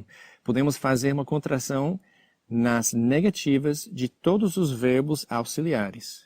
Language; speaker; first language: Portuguese; non-native, fluent; English